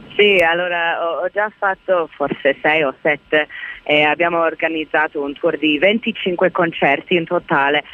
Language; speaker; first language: Italian; early bilingual, heritage; Italian